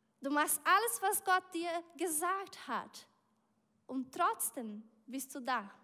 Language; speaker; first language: German; non-native, learner; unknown